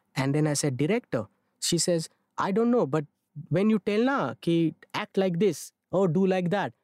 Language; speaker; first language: English; non-native, local second language; Marathi